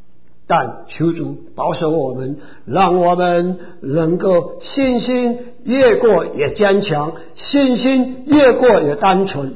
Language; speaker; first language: Chinese; native; Chinese